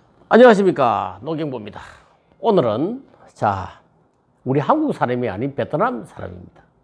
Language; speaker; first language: Korean; native; Korean